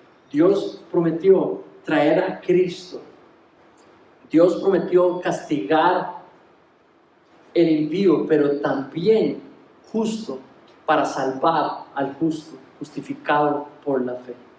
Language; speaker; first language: Spanish; native; Spanish